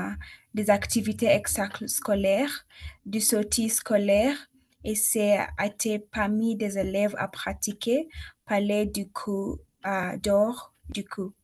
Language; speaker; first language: French; non-native, learner; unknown